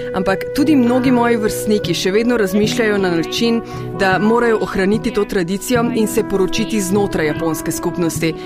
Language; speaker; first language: Slovenian; non-native, fluent; Spanish